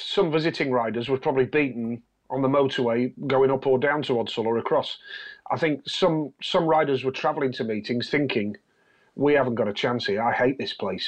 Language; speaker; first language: English; native; English